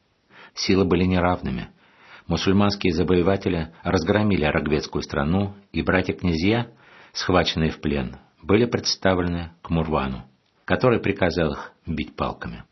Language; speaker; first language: Russian; native; Russian